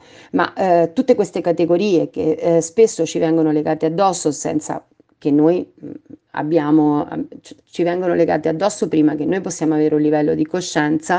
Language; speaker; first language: Italian; native; Italian